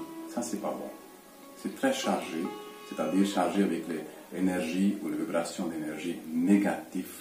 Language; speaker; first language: French; non-native, fluent; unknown